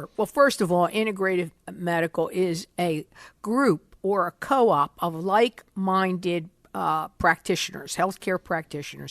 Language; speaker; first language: English; native; English